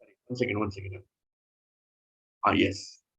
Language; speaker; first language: English; non-native, local second language; Hindi